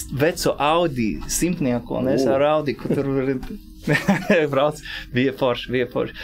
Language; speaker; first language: Latvian; non-native, local second language; Russian